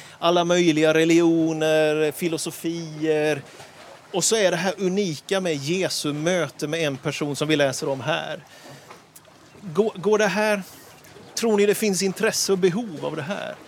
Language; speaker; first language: Swedish; native; Swedish